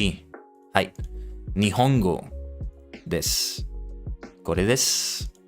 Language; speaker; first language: Japanese; non-native, learner; English